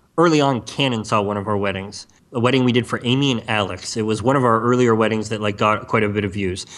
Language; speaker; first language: English; native; English